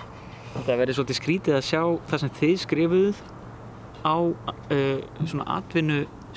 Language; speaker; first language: Icelandic; native; Icelandic